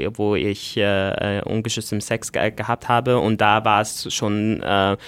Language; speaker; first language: German; non-native, fluent; Arabic